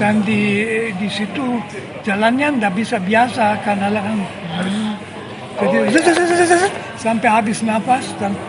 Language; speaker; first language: Indonesian; non-native, fluent; German